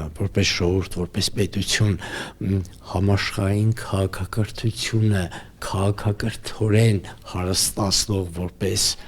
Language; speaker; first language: Armenian; native; Armenian